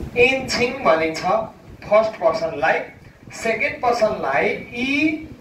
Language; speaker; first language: Nepali; native; Nepali